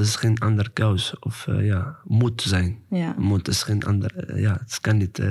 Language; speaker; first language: Dutch; non-native, learner; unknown